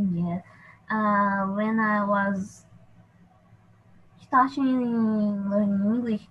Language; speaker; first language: English; non-native, learner; Portuguese